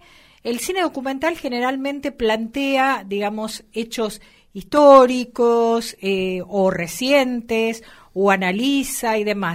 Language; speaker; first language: Spanish; native; Spanish